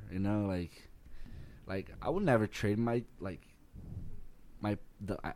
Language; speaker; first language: English; non-native, learner; Portuguese